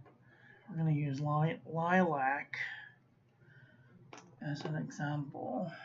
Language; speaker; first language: English; native; English